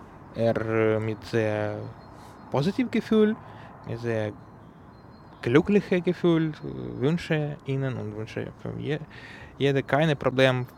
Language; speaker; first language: German; non-native, learner; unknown